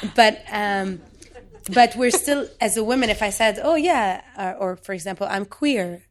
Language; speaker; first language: English; non-native, fluent; Arabic